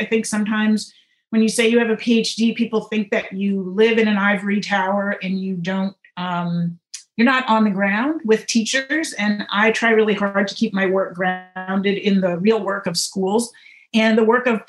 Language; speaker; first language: English; native; English